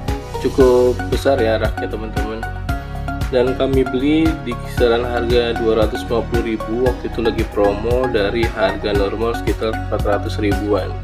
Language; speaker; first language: Indonesian; native; Indonesian